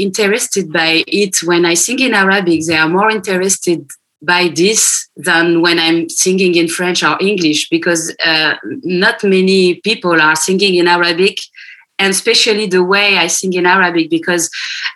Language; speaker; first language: English; non-native, fluent; French